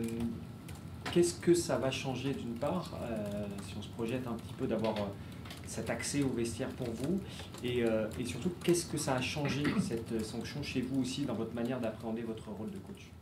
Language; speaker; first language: French; native; French